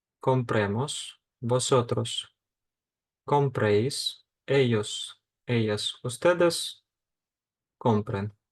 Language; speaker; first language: Spanish; non-native, fluent; Ukrainian